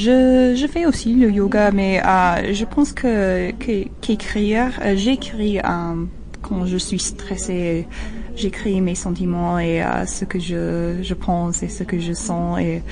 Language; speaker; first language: French; non-native, learner; English